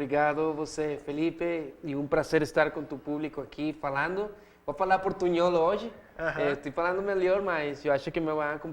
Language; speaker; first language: Portuguese; non-native, learner; Spanish